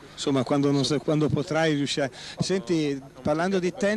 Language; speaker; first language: Italian; native; Italian